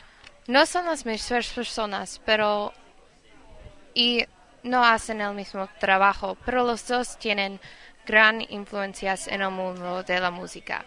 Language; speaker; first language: Spanish; non-native, learner; English